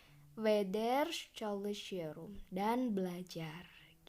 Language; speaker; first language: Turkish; non-native, fluent; Indonesian